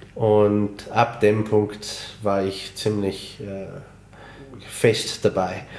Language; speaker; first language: German; non-native, fluent; English